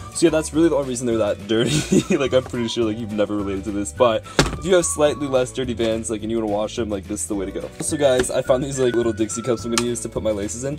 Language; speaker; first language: English; native; English